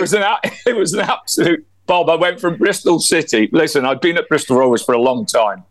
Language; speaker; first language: English; native; English